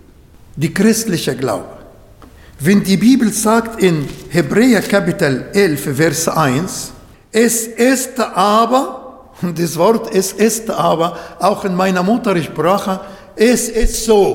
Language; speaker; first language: German; non-native, fluent; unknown